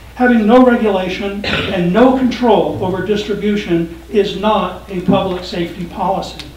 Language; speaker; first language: English; native; English